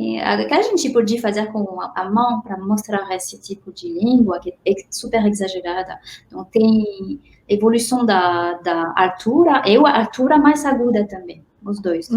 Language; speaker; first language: Portuguese; non-native, fluent; French